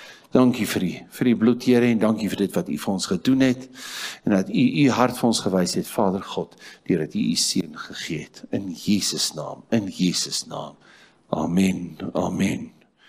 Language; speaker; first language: Afrikaans; native; Afrikaans